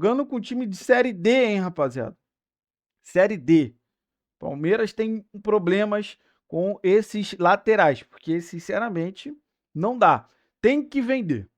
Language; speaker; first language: Portuguese; native; Portuguese